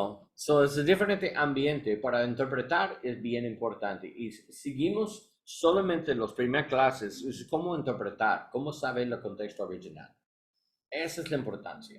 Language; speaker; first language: Spanish; non-native, learner; English